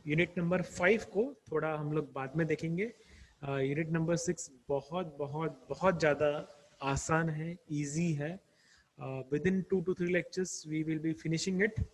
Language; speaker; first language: Hindi; non-native, local second language; Marathi